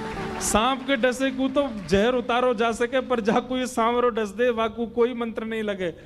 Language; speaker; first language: Hindi; native; Hindi